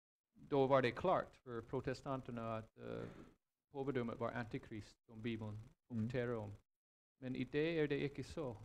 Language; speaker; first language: Swedish; non-native, fluent; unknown